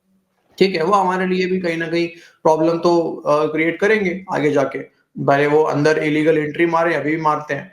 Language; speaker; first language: Hindi; native; Hindi